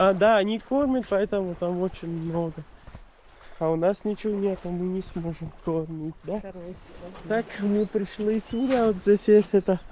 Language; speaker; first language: Russian; non-native, learner; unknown